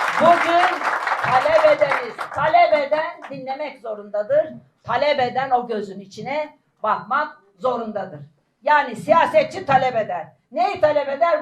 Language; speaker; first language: Turkish; native; Turkish